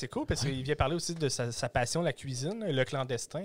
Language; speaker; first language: French; native; French